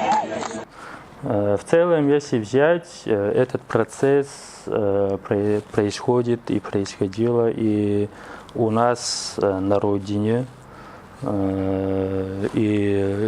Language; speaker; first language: Russian; non-native, local second language; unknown